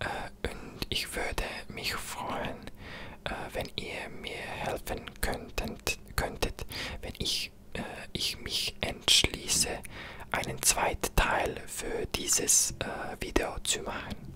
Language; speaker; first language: German; non-native, learner; English